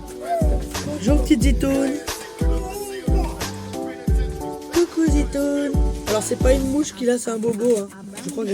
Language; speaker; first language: French; native; French